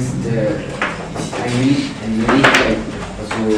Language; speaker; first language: German; non-native, learner; French